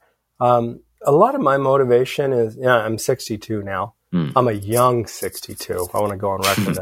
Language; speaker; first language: English; native; English